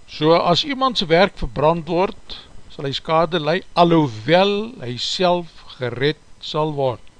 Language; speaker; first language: Afrikaans; native; Afrikaans